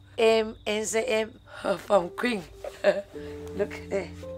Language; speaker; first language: English; non-native, learner; Chinese